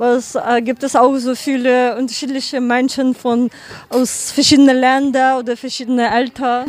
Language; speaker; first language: German; non-native, learner; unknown